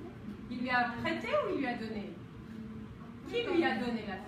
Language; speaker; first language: French; non-native, fluent; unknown